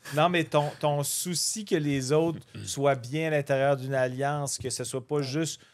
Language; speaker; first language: French; native; French